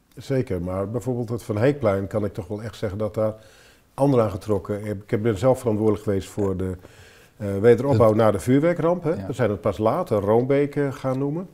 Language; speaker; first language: Dutch; native; Dutch